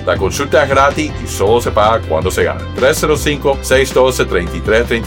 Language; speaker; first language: Spanish; native; Spanish